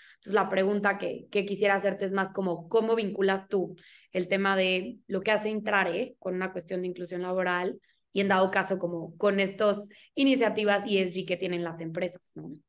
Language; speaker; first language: Spanish; native; Spanish